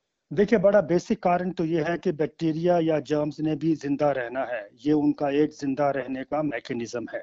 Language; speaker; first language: Hindi; native; Hindi